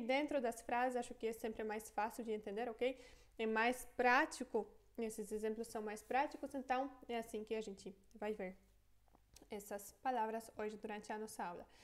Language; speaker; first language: Portuguese; non-native, fluent; Polish